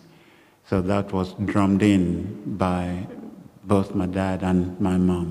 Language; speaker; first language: English; non-native, local second language; Yoruba